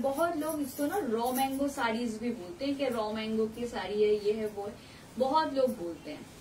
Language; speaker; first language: Hindi; non-native, local second language; Bangla